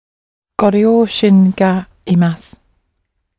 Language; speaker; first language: Japanese; non-native, learner; English